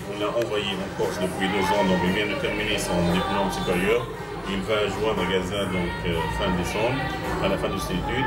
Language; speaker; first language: French; non-native, fluent; Arabic